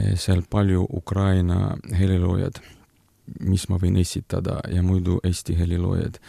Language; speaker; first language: Estonian; non-native, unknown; Ukrainian